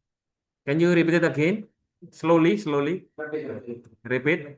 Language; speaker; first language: English; non-native, learner; Indonesian